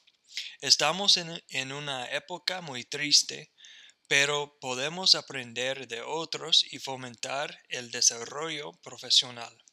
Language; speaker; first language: Spanish; non-native, fluent; English